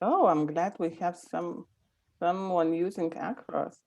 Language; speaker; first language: English; non-native, fluent; Lithuanian